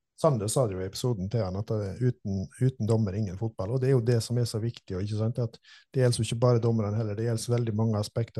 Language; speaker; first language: Norwegian; native; Norwegian